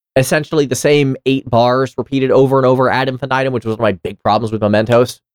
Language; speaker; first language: English; native; English